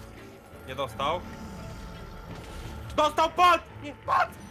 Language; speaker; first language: Polish; native; Polish